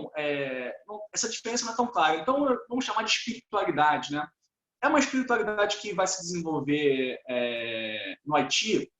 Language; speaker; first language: Portuguese; native; Portuguese